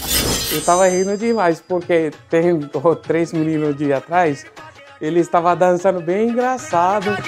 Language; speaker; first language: Portuguese; non-native, learner; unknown